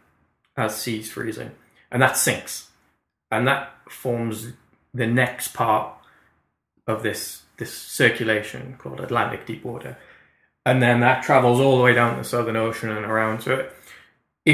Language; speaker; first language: English; native; English